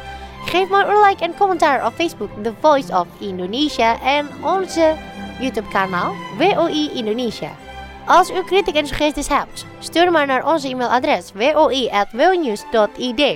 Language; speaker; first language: Dutch; non-native, fluent; Indonesian